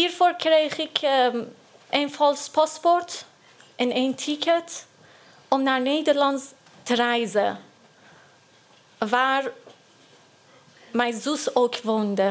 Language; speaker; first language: Dutch; non-native, learner; Persian